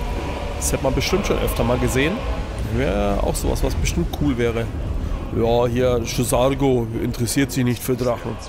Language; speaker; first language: German; native; German